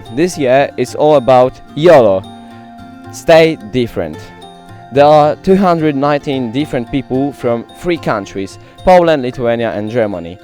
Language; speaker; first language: English; non-native, learner; Polish